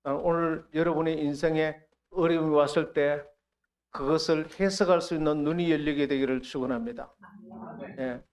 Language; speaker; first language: Korean; native; Korean